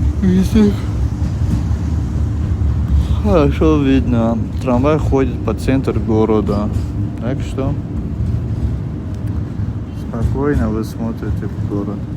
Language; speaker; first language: Russian; non-native, fluent; Tajik